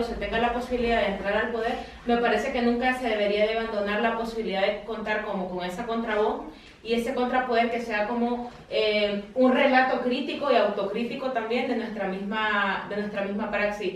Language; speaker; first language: Spanish; native; Spanish